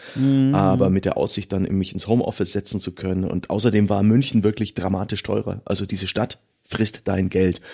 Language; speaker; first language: German; native; German